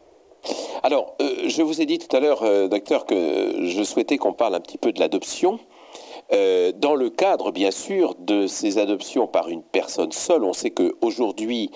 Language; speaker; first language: French; native; French